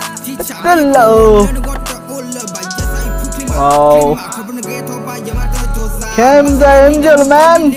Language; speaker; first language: English; non-native, learner; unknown